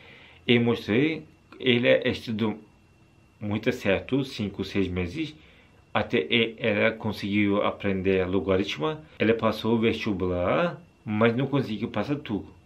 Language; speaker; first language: Portuguese; non-native, learner; Turkish